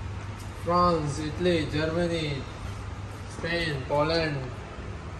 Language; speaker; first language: English; non-native, learner; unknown